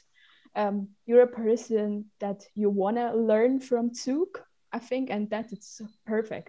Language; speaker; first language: English; non-native, learner; Swiss German